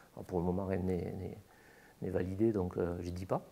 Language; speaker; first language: French; native; French